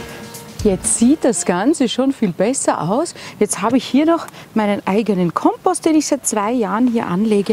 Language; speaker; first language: German; native; German